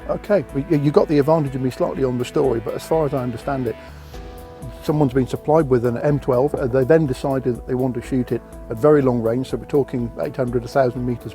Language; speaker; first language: English; native; English